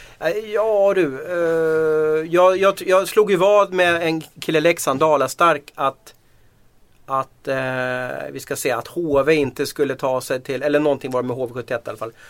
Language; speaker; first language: Swedish; native; Swedish